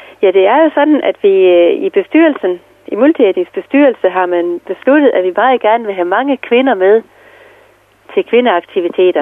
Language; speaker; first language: Danish; native; Danish